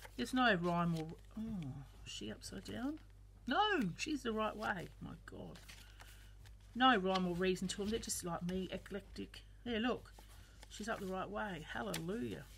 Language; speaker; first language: English; native; English